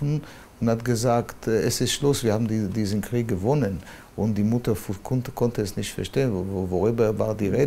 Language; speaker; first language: German; non-native, fluent; Hebrew